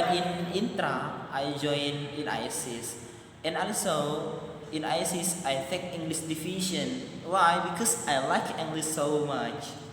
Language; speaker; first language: English; non-native, learner; Madurese